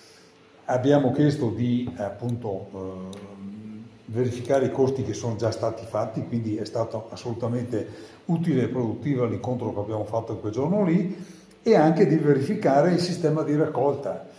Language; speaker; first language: Italian; native; Italian